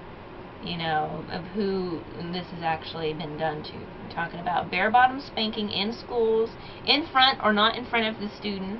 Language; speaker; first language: English; native; English